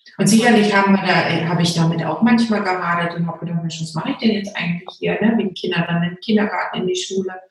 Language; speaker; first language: German; native; German